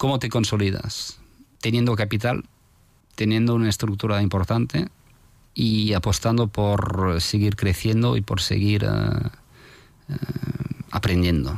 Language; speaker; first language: Spanish; non-native, fluent; French